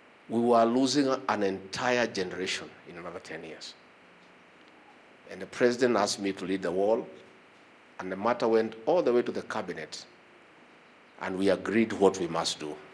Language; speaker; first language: English; non-native, local second language; Kikuyu